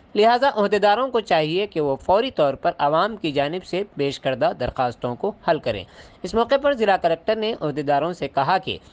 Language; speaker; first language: Urdu; native; Urdu